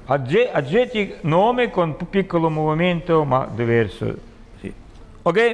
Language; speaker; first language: Italian; non-native, learner; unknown